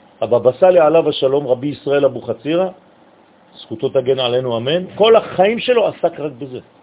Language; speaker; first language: Hebrew; non-native, fluent; French